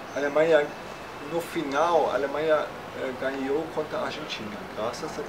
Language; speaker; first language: Portuguese; non-native, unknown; German